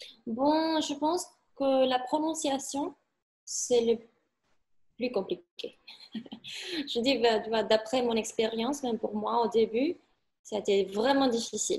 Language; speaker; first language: French; non-native, fluent; Spanish